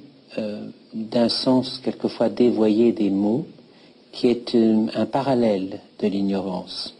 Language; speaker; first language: French; native; French